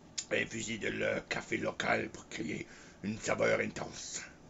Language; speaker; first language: French; early bilingual, heritage; French